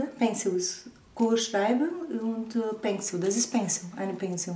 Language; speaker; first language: German; non-native, fluent; Portuguese